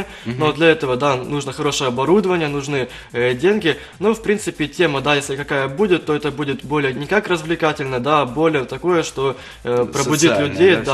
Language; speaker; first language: Russian; native; Russian